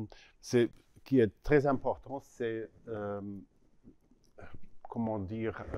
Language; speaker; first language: French; non-native, learner; German